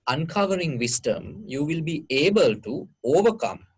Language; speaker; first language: English; non-native, local second language; Sinhala